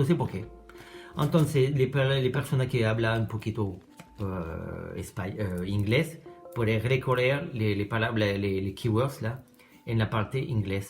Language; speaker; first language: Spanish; non-native, learner; French